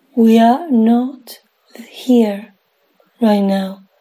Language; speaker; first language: English; non-native, fluent; Spanish